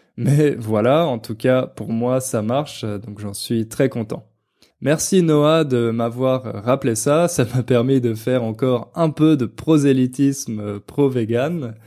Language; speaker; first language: French; native; French